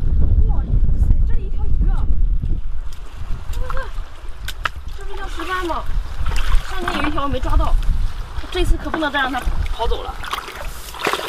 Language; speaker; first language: Chinese; native; Chinese